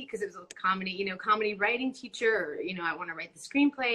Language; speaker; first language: English; non-native, fluent; Spanish